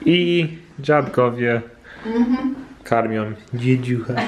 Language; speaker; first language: Polish; non-native, learner; English